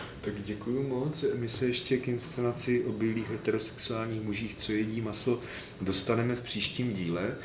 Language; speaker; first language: Czech; native; Czech